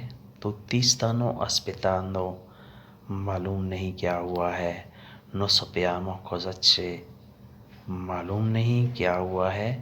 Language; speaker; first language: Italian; non-native, learner; Urdu